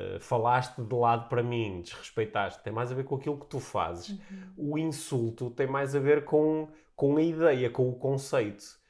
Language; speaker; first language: Portuguese; native; Portuguese